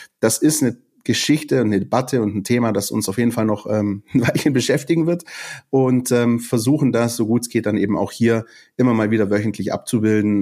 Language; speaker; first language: German; native; German